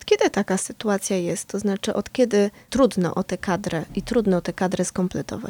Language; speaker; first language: Polish; native; Polish